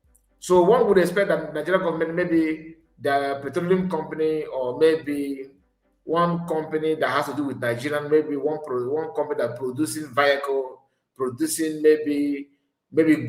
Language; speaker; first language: English; non-native, local second language; Igbo